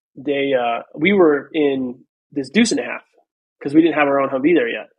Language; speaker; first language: English; native; English